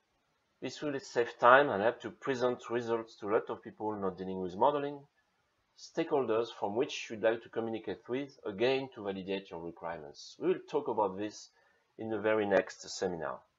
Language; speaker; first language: English; non-native, fluent; French